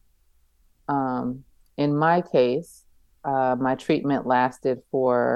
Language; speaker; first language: English; native; English